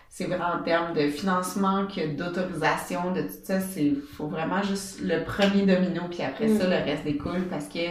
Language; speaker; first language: French; native; French